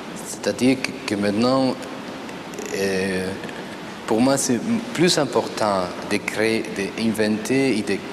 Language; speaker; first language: French; non-native, fluent; Spanish